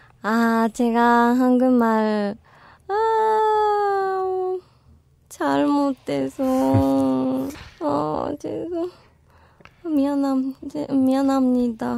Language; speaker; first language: Korean; non-native, learner; Japanese